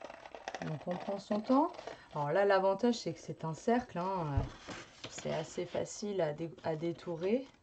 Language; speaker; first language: French; native; French